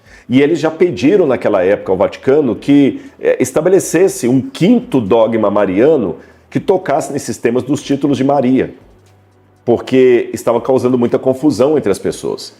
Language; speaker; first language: Portuguese; native; Portuguese